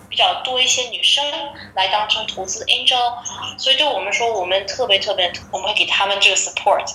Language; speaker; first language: Chinese; early bilingual, heritage; Chinese